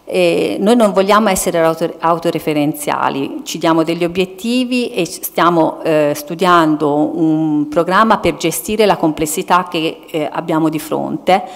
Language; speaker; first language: Italian; native; Italian